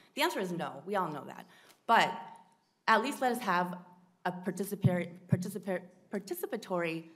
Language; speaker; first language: English; native; English